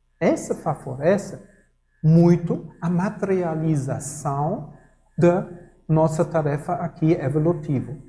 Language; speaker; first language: Portuguese; non-native, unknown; German